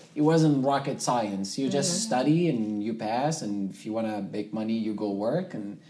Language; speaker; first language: English; non-native, fluent; Central Atlas Tamazight